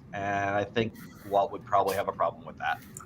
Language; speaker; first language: English; native; English